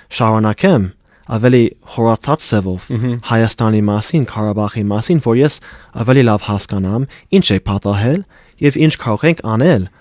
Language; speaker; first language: Armenian; non-native, fluent; English